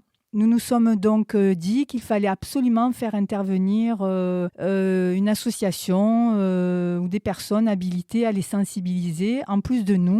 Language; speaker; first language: French; native; French